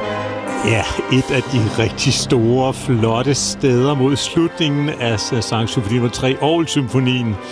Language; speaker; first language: Danish; native; Danish